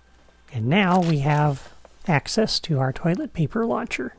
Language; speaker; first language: English; native; English